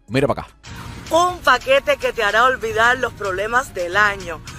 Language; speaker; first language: Spanish; native; Spanish